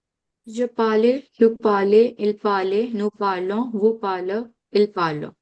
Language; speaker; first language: French; non-native, learner; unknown